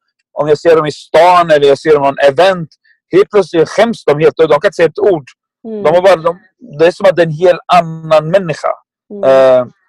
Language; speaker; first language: Swedish; non-native, fluent; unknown